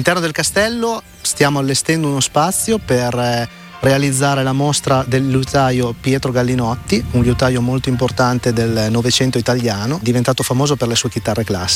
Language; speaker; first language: Italian; native; Italian